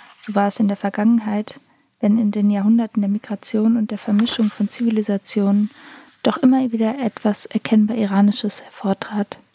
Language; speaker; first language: German; native; German